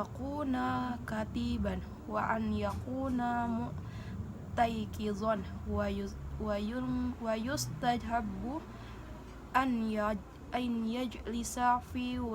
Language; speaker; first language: Arabic; non-native, learner; Indonesian